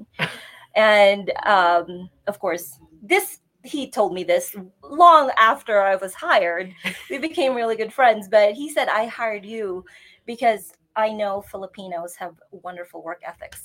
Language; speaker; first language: English; non-native, local second language; Bikol